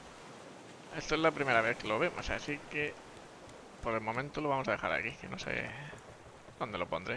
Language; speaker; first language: Spanish; native; Spanish